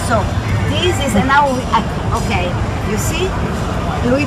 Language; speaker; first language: English; non-native, learner; Italian